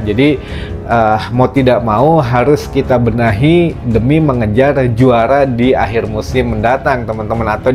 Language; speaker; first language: Indonesian; native; Indonesian